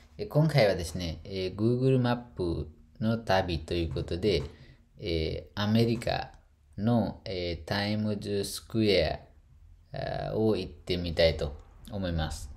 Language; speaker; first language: Japanese; non-native, fluent; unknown